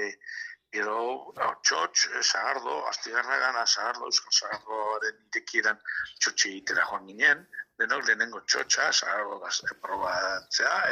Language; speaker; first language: Basque; native; Basque